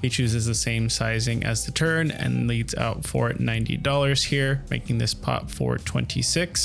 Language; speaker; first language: English; native; English